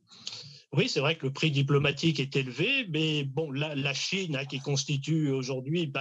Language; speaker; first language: French; native; French